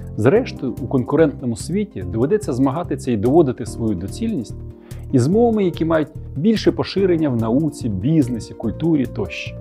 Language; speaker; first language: Ukrainian; native; Ukrainian